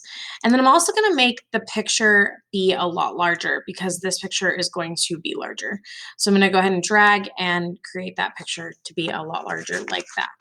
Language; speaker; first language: English; native; English